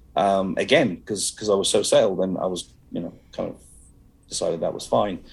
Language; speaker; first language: English; native; English